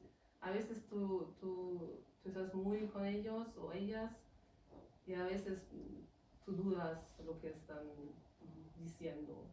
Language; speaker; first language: Spanish; non-native, fluent; German